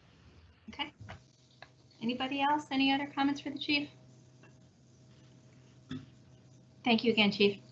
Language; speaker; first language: English; native; English